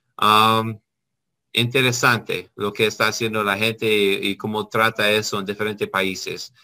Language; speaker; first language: Spanish; non-native, learner; English